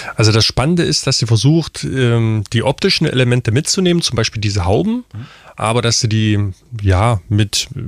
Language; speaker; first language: German; non-native, local second language; Upper Sorbian